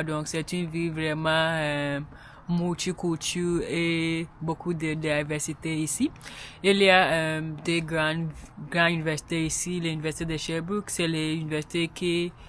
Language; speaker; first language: French; non-native, learner; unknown